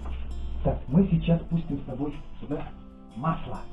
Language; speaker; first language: Russian; native; Russian